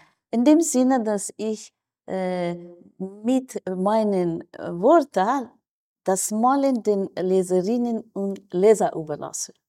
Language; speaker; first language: German; non-native, fluent; Persian